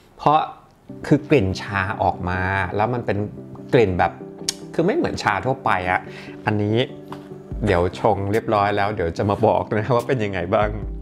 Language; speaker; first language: Thai; native; Thai